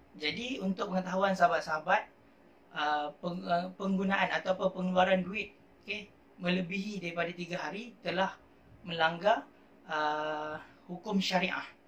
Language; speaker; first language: Malay; native; Malay